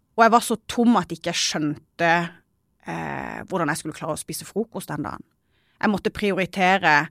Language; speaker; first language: Norwegian; native; Norwegian